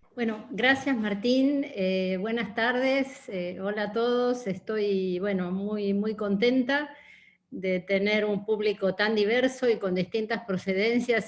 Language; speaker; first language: Spanish; native; Spanish